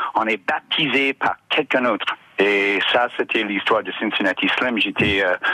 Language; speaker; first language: French; non-native, learner; English